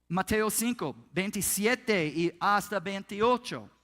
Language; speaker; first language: Spanish; non-native, learner; English